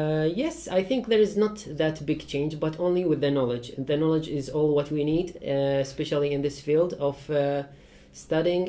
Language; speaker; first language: English; non-native, fluent; Persian